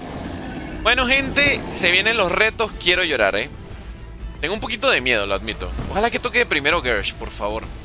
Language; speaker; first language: Spanish; native; Spanish